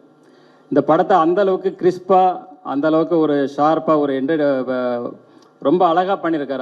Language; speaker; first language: Tamil; native; Tamil